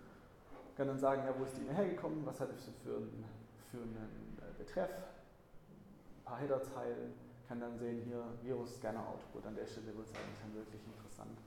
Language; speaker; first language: German; native; German